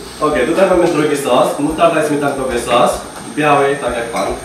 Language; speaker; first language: Polish; non-native, learner; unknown